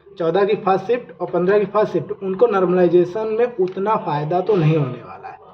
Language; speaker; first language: Hindi; native; Hindi